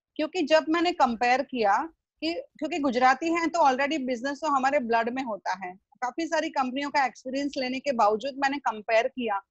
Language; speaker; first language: Hindi; non-native, local second language; Gujarati